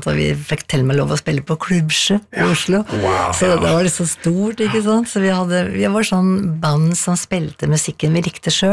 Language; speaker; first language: Norwegian; native; Norwegian